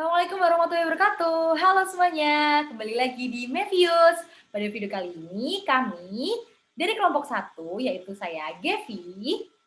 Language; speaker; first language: Indonesian; native; Indonesian